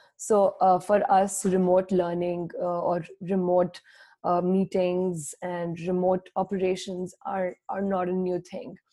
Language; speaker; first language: English; non-native, local second language; Hindi